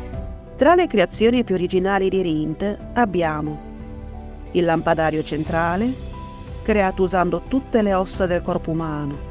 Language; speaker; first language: Italian; native; Italian